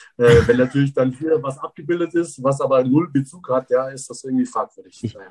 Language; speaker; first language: German; early bilingual, other home language; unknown